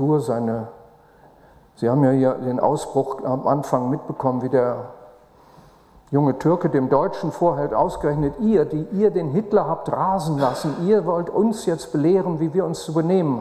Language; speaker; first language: German; native; German